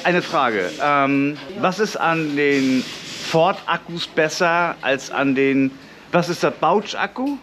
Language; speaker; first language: German; native; German